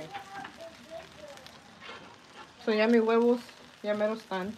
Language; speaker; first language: Spanish; early bilingual, heritage; Spanish